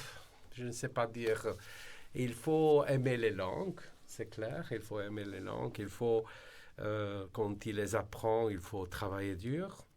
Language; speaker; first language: French; non-native, fluent; Slovenian